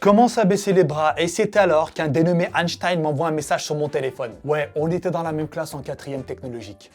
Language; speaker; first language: French; native; French